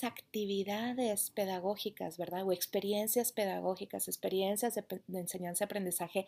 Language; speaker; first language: Spanish; native; Spanish